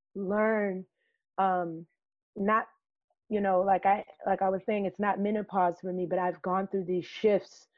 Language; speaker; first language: English; native; English